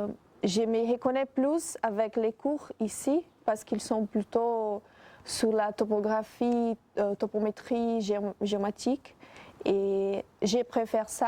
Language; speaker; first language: French; non-native, fluent; Portuguese